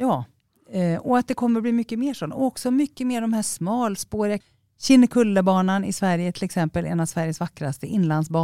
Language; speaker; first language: Swedish; native; Swedish